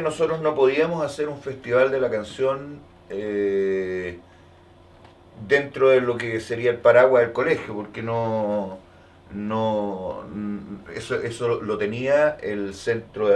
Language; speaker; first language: Spanish; native; Spanish